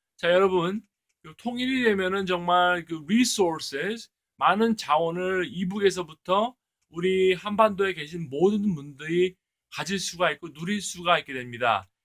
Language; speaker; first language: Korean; early bilingual, heritage; Korean